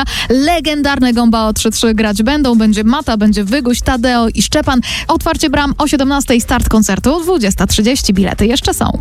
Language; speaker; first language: Polish; native; Polish